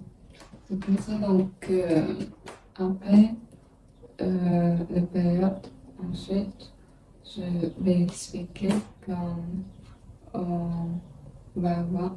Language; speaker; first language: French; non-native, learner; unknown